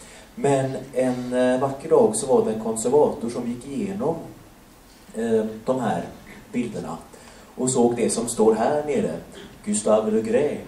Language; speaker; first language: Swedish; native; Swedish